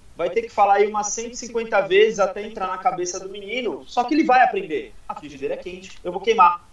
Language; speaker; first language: Portuguese; native; Portuguese